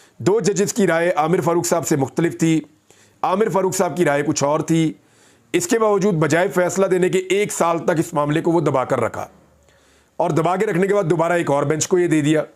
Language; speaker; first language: Urdu; non-native, local second language; Punjabi